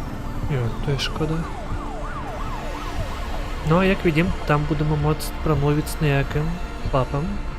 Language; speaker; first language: Czech; non-native, learner; Ukrainian